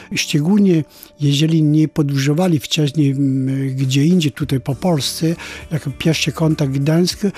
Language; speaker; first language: Polish; non-native, fluent; Italian